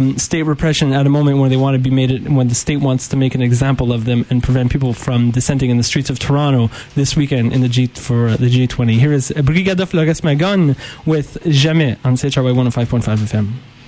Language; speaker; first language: English; non-native, local second language; French